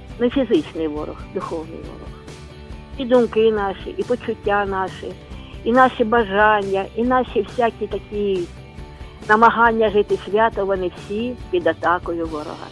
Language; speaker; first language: Ukrainian; non-native, local second language; Russian